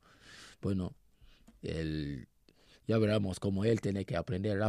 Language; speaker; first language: Spanish; non-native, learner; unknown